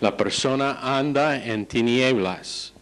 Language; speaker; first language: Spanish; non-native, fluent; English